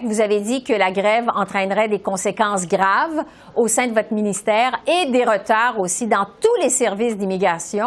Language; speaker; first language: French; native; French